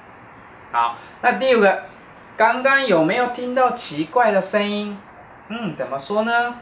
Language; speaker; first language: Chinese; non-native, fluent; Japanese